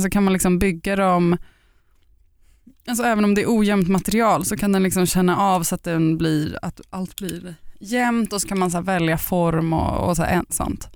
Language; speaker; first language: Swedish; native; Swedish